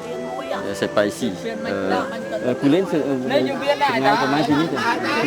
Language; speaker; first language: French; non-native, fluent; Khmer